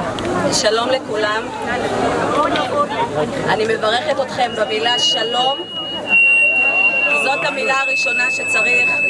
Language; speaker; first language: Hebrew; early bilingual, other home language; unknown